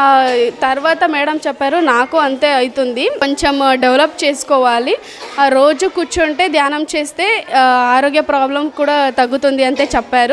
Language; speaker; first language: Telugu; non-native, learner; Kannada